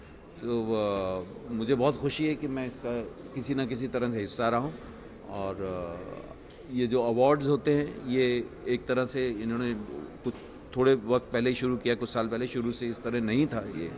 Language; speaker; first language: Hindi; native; Hindi